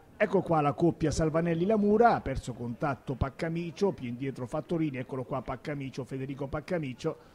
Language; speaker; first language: Italian; native; Italian